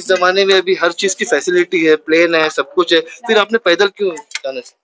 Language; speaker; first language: Hindi; native; Hindi